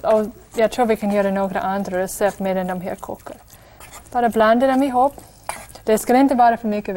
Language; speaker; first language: Swedish; non-native, fluent; English